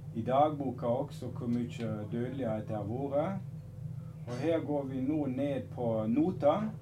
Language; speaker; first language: Norwegian; non-native, fluent; German